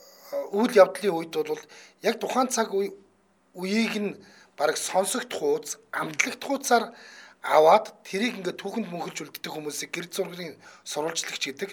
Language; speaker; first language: Mongolian; native; Mongolian